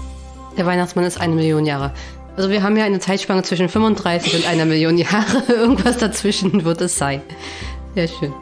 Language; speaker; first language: German; native; German